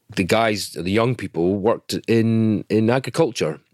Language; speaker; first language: English; native; English